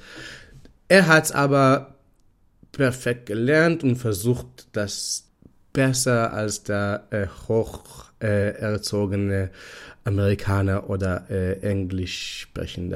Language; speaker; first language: German; non-native, fluent; Hebrew